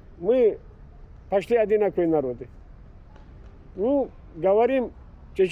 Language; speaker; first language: Russian; non-native, local second language; Chechen